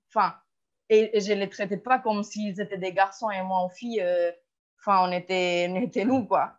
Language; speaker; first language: French; non-native, fluent; Spanish